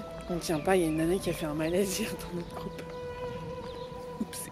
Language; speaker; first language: French; native; French